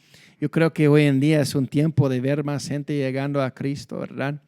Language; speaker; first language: Spanish; non-native, fluent; English